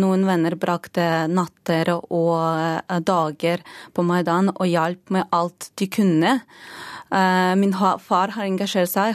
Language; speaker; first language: Norwegian; non-native, fluent; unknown